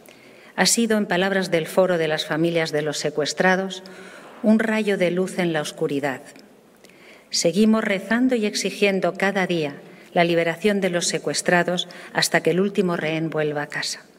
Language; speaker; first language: Spanish; native; Spanish